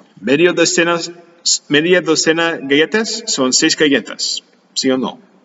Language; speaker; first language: Spanish; non-native, learner; English